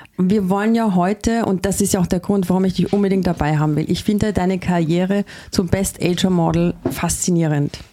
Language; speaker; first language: German; native; German